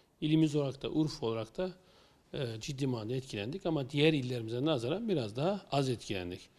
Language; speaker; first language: Turkish; native; Turkish